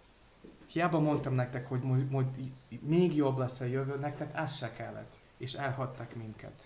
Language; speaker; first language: Hungarian; non-native, learner; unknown